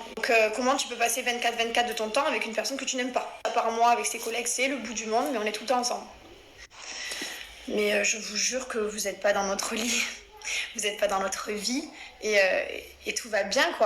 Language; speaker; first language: French; native; French